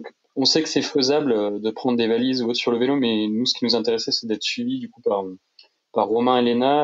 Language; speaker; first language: French; native; French